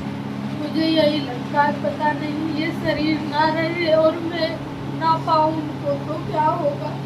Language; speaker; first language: Hindi; native; Hindi